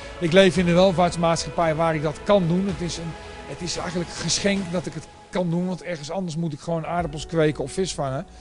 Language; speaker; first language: Dutch; native; Dutch